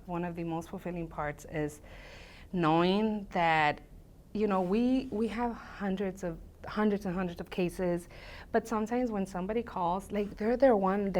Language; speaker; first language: English; early bilingual, other home language; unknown